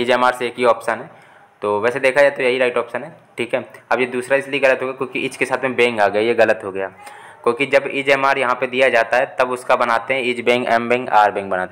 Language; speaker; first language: Hindi; native; Hindi